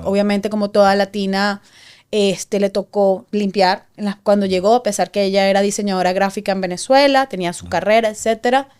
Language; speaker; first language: Spanish; native; Spanish